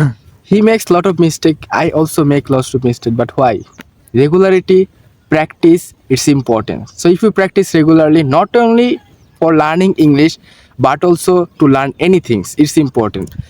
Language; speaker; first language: English; non-native, learner; Bangla